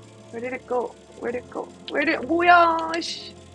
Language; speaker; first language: English; non-native, fluent; Korean